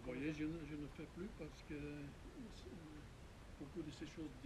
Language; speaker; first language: French; non-native, fluent; Dutch